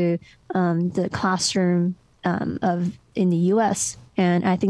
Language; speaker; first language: English; non-native, local second language; Cantonese